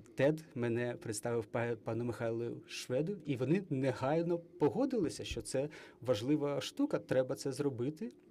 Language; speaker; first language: Ukrainian; non-native, fluent; English